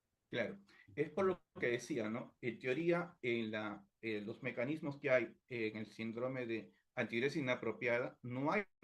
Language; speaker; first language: Spanish; native; Spanish